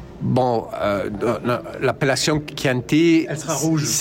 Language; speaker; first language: French; non-native, learner; Italian